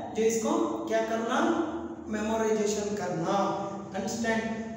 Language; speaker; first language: Hindi; non-native, local second language; Kannada